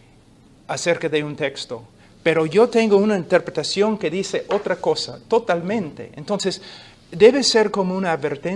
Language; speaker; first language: Spanish; non-native, fluent; English